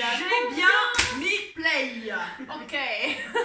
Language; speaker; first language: French; native; French